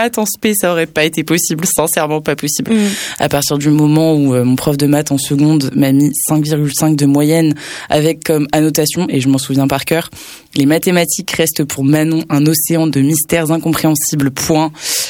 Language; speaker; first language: French; native; French